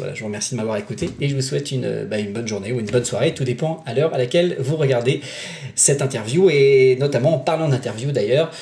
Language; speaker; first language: French; native; French